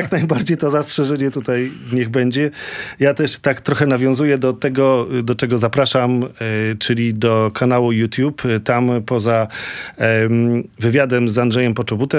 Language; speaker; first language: Polish; native; Polish